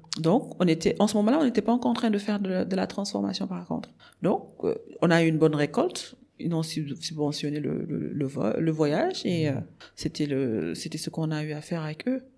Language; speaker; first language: French; non-native, local second language; Wolof